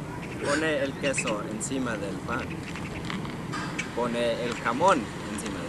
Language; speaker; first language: Spanish; non-native, learner; English